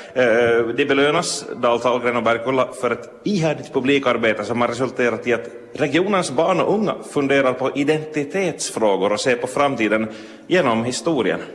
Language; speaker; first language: Swedish; native; Swedish